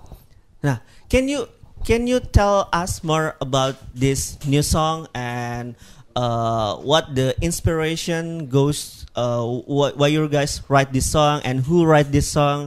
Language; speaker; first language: English; non-native, learner; Indonesian